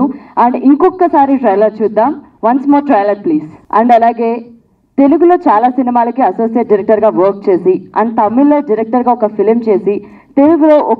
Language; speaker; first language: Telugu; native; Telugu